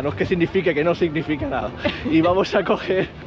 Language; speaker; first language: Spanish; native; Spanish